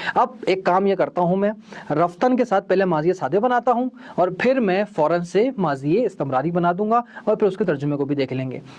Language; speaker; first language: Urdu; native; Urdu